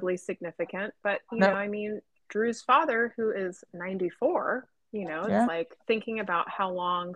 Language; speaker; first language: English; native; English